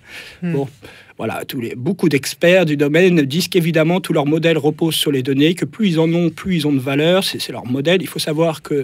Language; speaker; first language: French; native; French